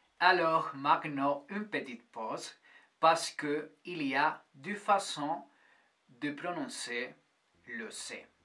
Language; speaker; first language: French; non-native, fluent; Spanish